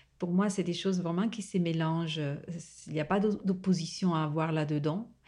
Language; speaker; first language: French; non-native, fluent; Italian